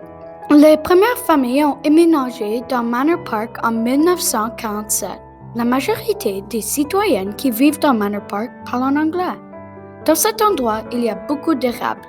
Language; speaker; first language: French; non-native, local second language; English